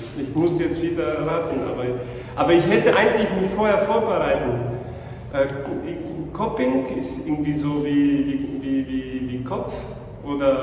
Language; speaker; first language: German; non-native, fluent; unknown